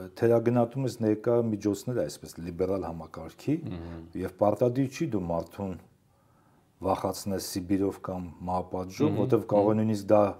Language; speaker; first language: Armenian; native; Armenian